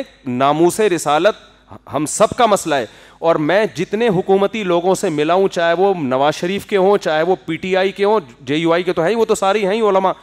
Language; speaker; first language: Urdu; native; Urdu